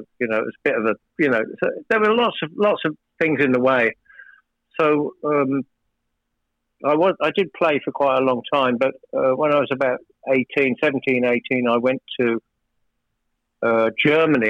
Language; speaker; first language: English; native; English